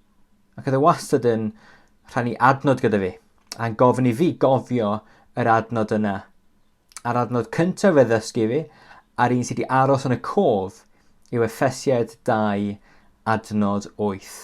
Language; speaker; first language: Welsh; native; Welsh